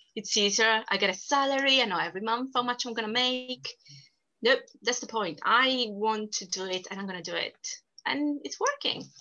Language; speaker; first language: English; non-native, fluent; Italian